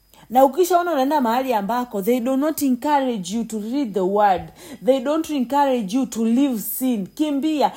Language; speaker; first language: English; non-native, local second language; Swahili